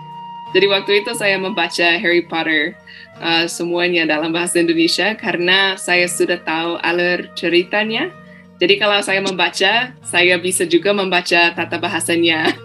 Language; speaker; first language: Indonesian; non-native, fluent; English